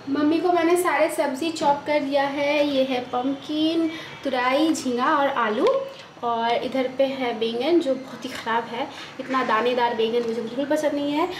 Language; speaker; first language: Hindi; non-native, local second language; Bangla